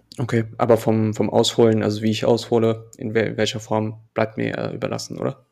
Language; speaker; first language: German; early bilingual, other home language; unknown